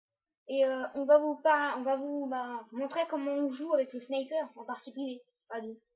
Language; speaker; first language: French; native; French